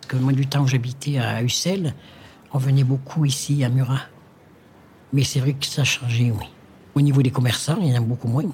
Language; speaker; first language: French; native; French